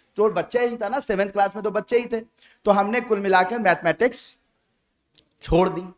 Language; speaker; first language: Hindi; native; Hindi